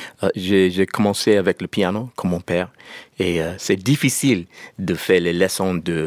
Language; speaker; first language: French; non-native, learner; English